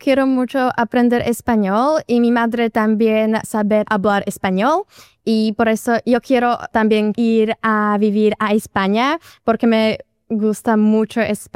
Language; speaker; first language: Spanish; non-native, learner; Slovak